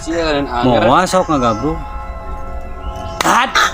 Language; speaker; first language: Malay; non-native, local second language; Sundanese